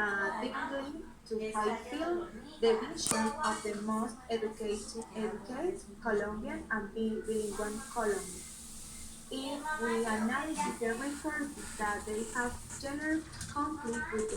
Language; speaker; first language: English; non-native, learner; Spanish